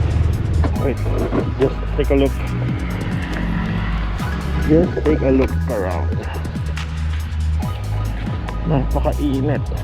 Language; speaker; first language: English; non-native, local second language; Filipino